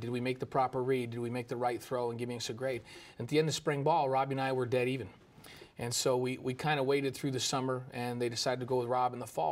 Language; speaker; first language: English; native; English